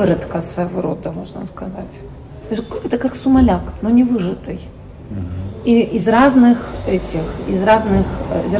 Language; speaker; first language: Russian; native; Russian